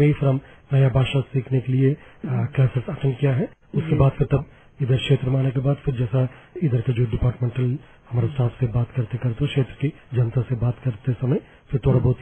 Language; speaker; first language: Hindi; non-native, local second language; Tamil